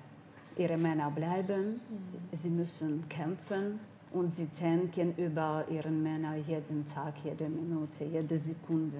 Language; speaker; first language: German; non-native, learner; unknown